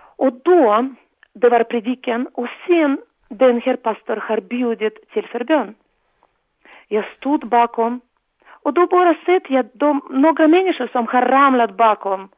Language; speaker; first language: Swedish; non-native, fluent; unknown